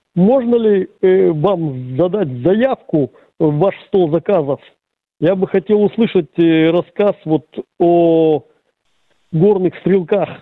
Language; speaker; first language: Russian; native; Russian